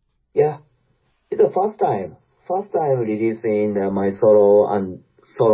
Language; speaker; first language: English; non-native, learner; Japanese